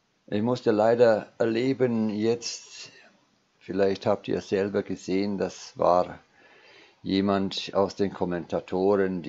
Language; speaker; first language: German; non-native, fluent; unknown